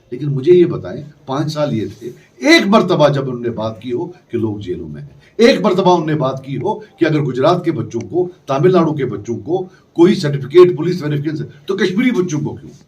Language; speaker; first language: Urdu; non-native, local second language; Kashmiri